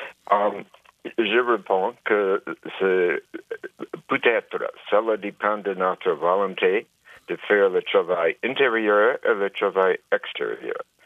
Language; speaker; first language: French; non-native, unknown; English